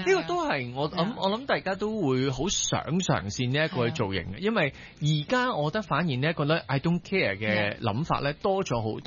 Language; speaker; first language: Cantonese; native; Cantonese